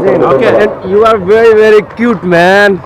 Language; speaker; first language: English; non-native, learner; Sylheti